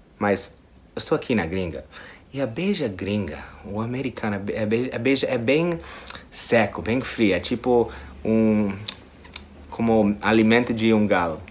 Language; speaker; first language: Portuguese; non-native, fluent; English